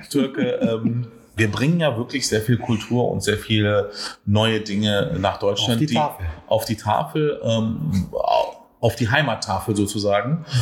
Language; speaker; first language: German; early bilingual, other home language; Turkish